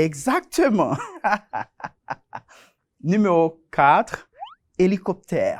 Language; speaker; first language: French; non-native, fluent; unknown